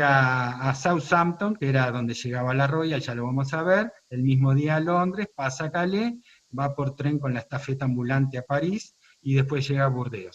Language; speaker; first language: Spanish; native; Spanish